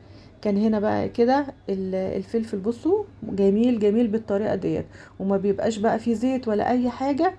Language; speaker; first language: Arabic; native; Arabic